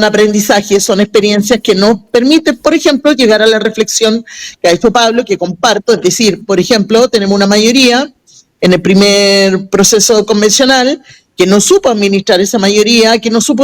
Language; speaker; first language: Spanish; native; Spanish